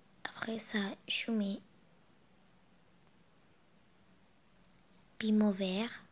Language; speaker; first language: French; non-native, learner; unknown